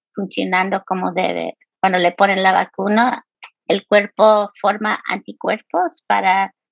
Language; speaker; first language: Spanish; early bilingual, heritage; Spanish